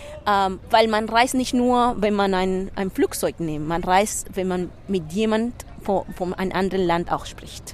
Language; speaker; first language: German; non-native, fluent; Spanish